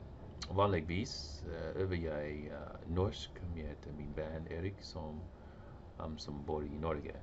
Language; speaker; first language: Norwegian; non-native, learner; English